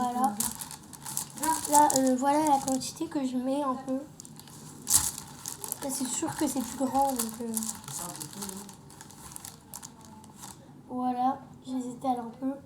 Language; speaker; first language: French; native; French